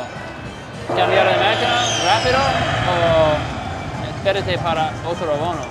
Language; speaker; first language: Spanish; non-native, learner; English